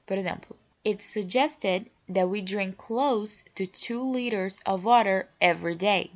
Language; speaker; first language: English; non-native, fluent; Portuguese